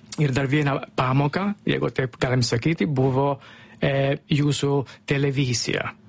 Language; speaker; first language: Lithuanian; non-native, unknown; Italian